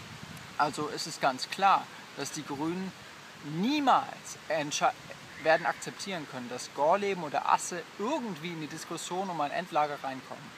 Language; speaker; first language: German; native; German